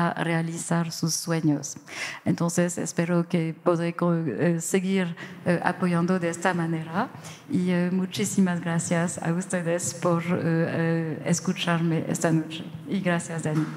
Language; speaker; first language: Spanish; non-native, fluent; French